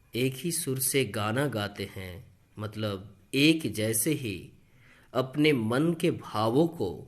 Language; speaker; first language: Hindi; non-native, local second language; Bangla